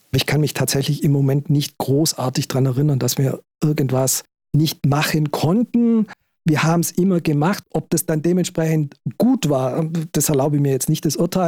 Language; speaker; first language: German; native; German